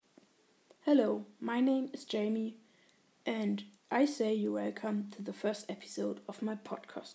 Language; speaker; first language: English; non-native, fluent; German